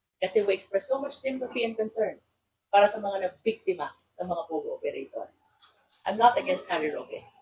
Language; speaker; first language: Filipino; native; Filipino